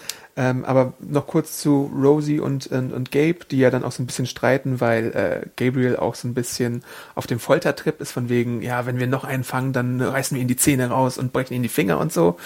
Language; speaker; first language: German; native; German